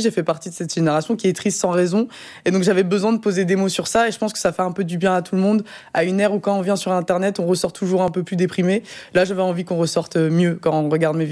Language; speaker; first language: French; native; French